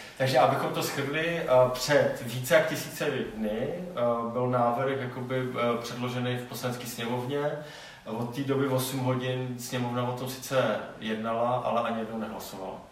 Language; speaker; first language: Czech; non-native, local second language; Polish